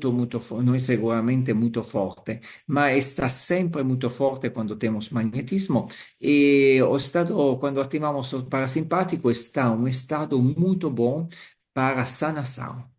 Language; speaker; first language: Portuguese; non-native, learner; Italian